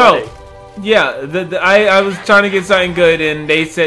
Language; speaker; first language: English; native; English